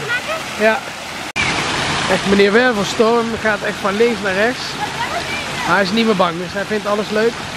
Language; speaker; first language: Dutch; native; Dutch